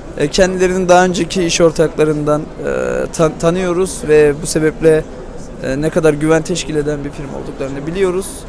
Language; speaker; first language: Turkish; native; Turkish